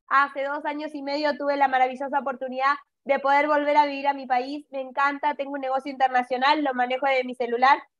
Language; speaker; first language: Spanish; native; Spanish